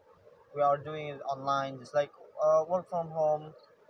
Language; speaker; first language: English; non-native, learner; Indonesian